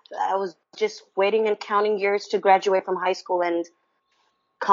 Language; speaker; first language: English; non-native, local second language; Ganda